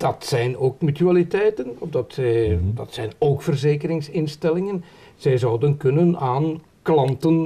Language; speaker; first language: Dutch; native; Dutch